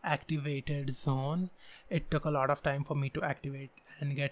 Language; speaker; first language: English; non-native, local second language; Marathi